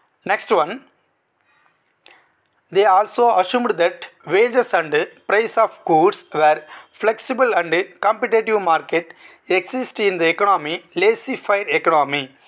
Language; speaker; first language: English; non-native, local second language; Tamil